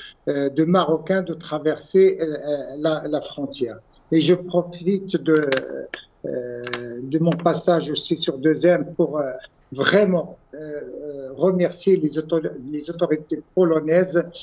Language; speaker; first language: French; non-native, local second language; Arabic